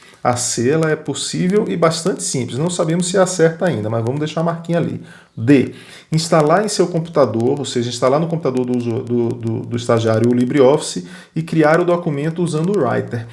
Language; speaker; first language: Portuguese; native; Portuguese